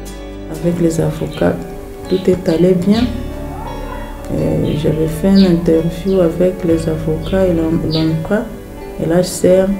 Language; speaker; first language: French; non-native, local second language; Swahili